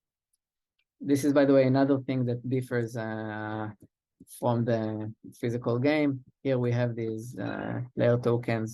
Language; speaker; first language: English; non-native, fluent; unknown